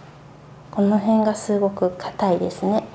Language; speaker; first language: Japanese; native; Japanese